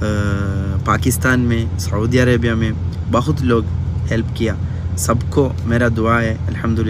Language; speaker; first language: Hindi; non-native, local second language; Malayalam